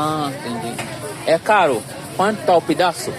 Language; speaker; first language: Portuguese; non-native, learner; Haitian Creole